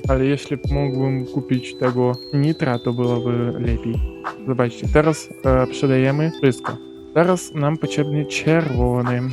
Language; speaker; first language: Polish; non-native, learner; Ukrainian